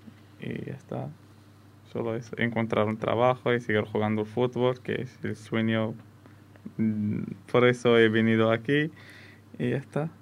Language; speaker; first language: Spanish; non-native, fluent; Arabic